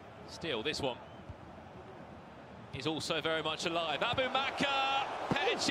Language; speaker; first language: English; native; English